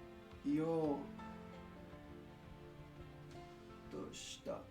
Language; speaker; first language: Japanese; non-native, learner; English